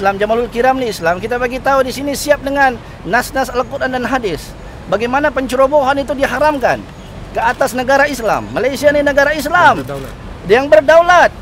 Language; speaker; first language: Malay; native; Malay